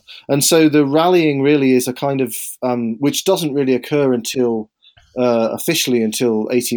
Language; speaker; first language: English; native; English